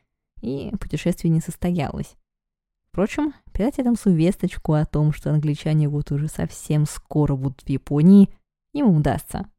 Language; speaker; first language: Russian; native; Russian